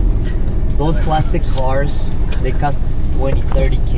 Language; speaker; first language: English; non-native, local second language; Italian